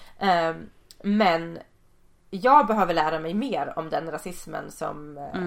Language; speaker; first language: Swedish; native; Swedish